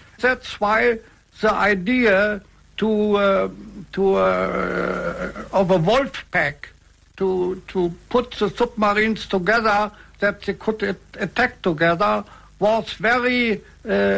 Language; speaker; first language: English; non-native, fluent; German